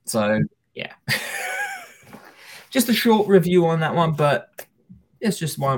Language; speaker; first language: English; native; English